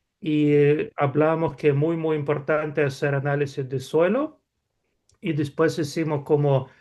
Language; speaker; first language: Spanish; non-native, fluent; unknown